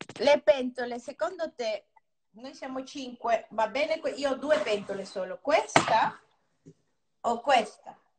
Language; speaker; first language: Italian; non-native, fluent; Spanish